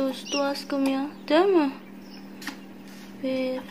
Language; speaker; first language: Turkish; non-native, learner; Indonesian